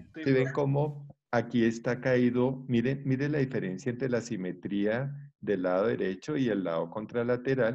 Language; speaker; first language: Spanish; native; Spanish